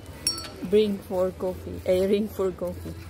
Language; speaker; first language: English; non-native, learner; Filipino